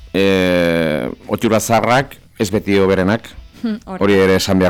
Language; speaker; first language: Basque; native; Basque